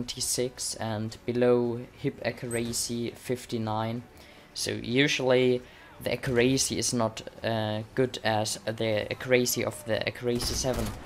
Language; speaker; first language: English; non-native, fluent; Swiss German